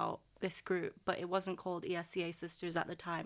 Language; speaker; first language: English; non-native, local second language; Cantonese